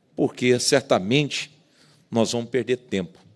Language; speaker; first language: Portuguese; native; Portuguese